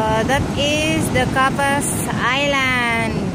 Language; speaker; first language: English; non-native, local second language; Filipino